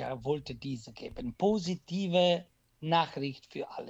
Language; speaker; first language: German; non-native, fluent; Italian